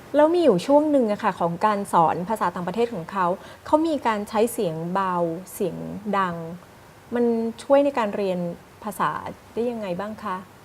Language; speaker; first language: Thai; native; Thai